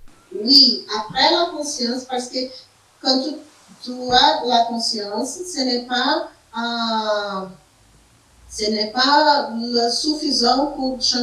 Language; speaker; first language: French; non-native, fluent; Portuguese